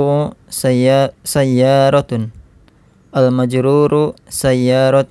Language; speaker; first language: Arabic; non-native, learner; Indonesian